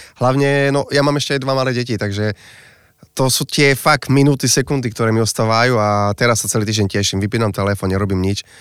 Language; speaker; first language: Slovak; native; Slovak